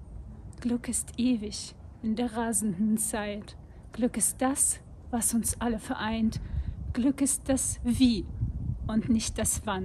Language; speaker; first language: German; non-native, fluent; Russian